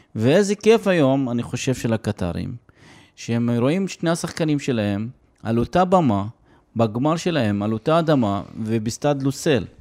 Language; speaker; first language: Hebrew; non-native, local second language; Arabic